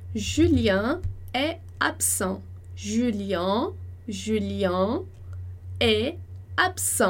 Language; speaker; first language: French; non-native, fluent; Portuguese